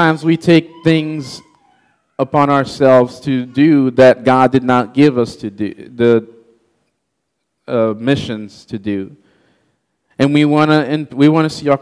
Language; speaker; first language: English; non-native, fluent; Haitian Creole